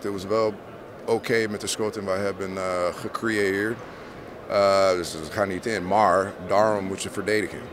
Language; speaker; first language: Dutch; non-native, fluent; English